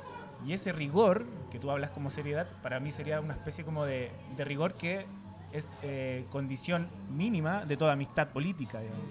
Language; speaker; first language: Spanish; native; Spanish